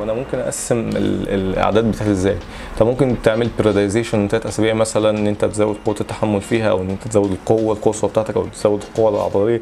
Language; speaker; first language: Arabic; native; Arabic